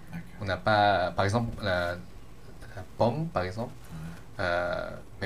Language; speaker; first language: French; non-native, fluent; Lao